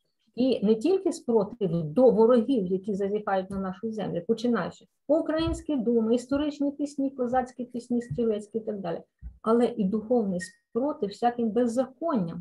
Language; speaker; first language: Ukrainian; native; Ukrainian